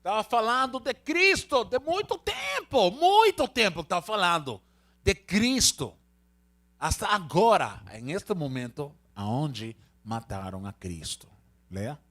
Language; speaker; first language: Portuguese; non-native, learner; Spanish